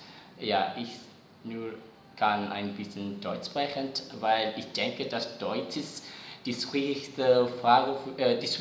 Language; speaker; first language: German; non-native, learner; Javanese